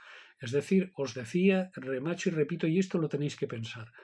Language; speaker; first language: Spanish; native; Spanish